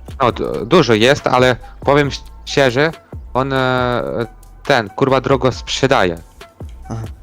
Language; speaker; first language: Polish; non-native, learner; Ukrainian